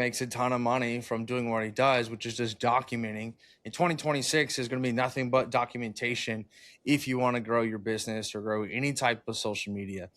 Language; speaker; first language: English; native; English